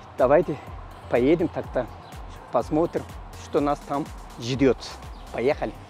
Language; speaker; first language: Russian; non-native, learner; Turkish